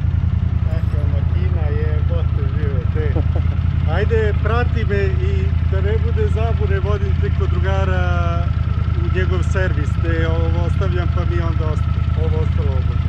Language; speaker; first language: Serbian; native; Serbian